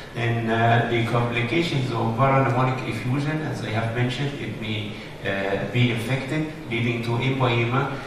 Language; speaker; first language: English; non-native, fluent; Arabic